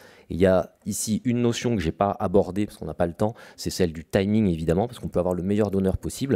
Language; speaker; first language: French; native; French